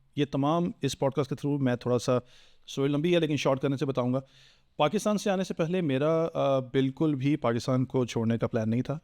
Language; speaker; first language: Urdu; native; Urdu